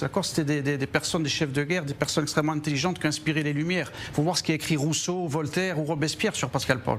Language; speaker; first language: French; native; French